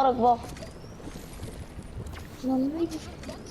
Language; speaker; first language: Dutch; early bilingual, other home language; Turkish